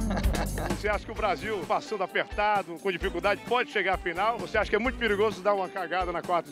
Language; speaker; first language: Portuguese; native; Portuguese